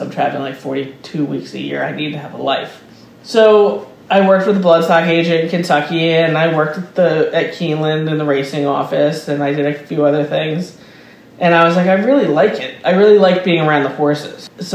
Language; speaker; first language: English; native; English